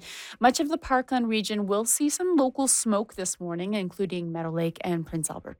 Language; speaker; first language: English; native; English